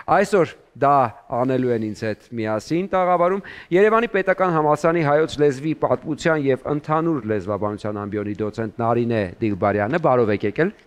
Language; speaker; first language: Armenian; native; Armenian